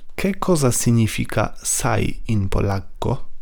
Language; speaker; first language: Italian; non-native, learner; Polish